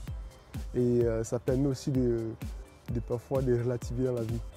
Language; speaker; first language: French; non-native, local second language; Kinyarwanda